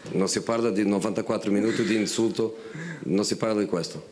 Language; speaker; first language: Italian; non-native, fluent; Portuguese